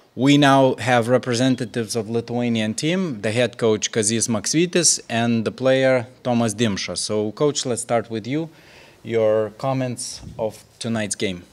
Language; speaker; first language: English; non-native, fluent; Lithuanian